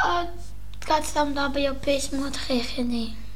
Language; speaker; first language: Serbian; early bilingual, heritage; Serbian